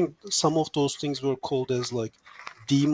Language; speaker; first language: English; non-native, fluent; Turkish